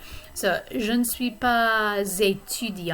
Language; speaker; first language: French; non-native, fluent; English